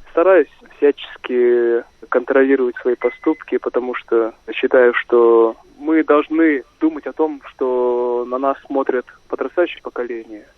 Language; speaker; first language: Russian; non-native, local second language; Kazakh